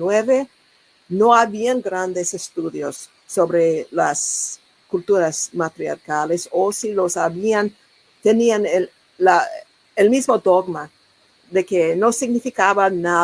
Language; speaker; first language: Spanish; non-native, learner; English